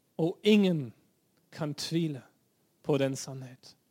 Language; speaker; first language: Norwegian; non-native, fluent; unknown